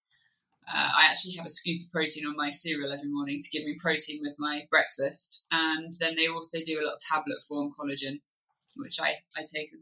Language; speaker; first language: English; native; English